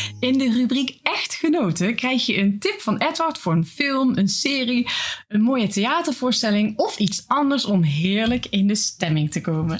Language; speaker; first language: Dutch; native; Dutch